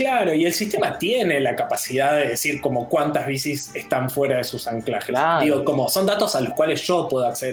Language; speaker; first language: Spanish; native; Spanish